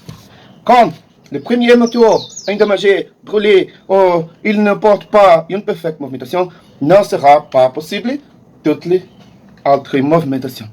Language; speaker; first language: French; non-native, learner; Portuguese